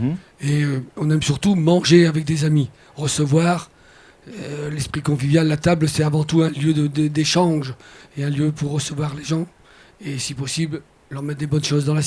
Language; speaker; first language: French; native; French